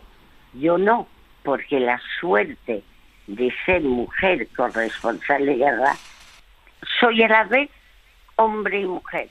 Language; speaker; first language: Spanish; non-native, fluent; French